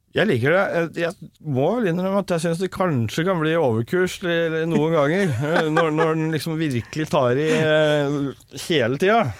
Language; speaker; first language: Norwegian; native; Norwegian